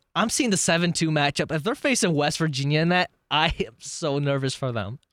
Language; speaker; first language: English; native; English